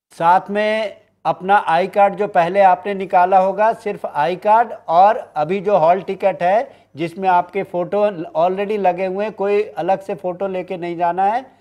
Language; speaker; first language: Hindi; native; Hindi